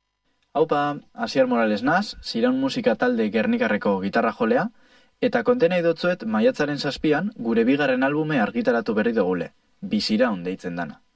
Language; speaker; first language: Basque; native; Basque